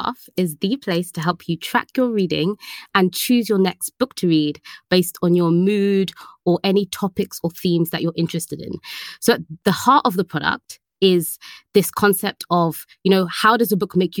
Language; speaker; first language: English; native; English